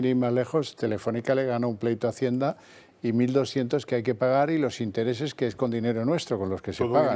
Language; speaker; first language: Spanish; native; Spanish